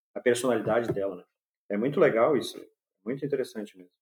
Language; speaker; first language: Portuguese; native; Portuguese